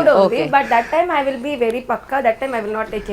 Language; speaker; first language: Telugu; non-native, learner; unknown